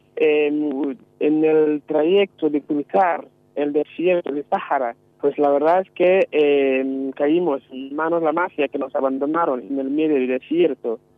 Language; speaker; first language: Spanish; non-native, fluent; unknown